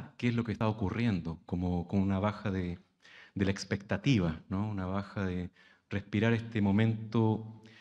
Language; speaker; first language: Spanish; native; Spanish